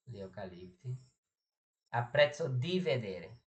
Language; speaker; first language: Italian; non-native, learner; English